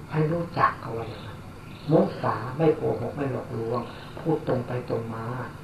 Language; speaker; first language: Thai; native; Thai